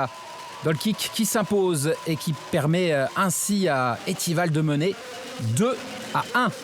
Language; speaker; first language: French; native; French